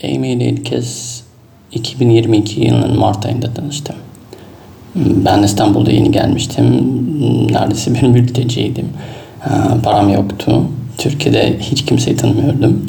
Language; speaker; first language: Turkish; non-native, fluent; Russian